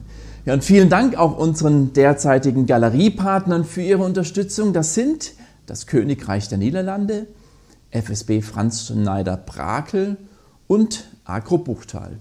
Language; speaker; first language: German; native; German